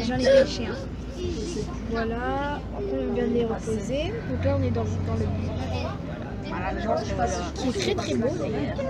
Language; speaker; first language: French; native; French